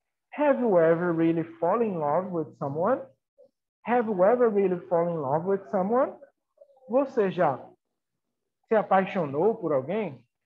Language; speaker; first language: English; non-native, fluent; Portuguese